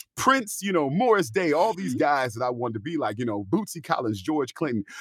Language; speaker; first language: English; native; English